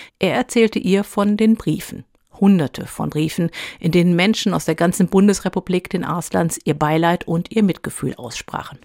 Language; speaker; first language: German; native; German